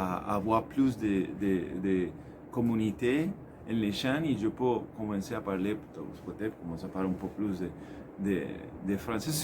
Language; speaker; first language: French; non-native, learner; Spanish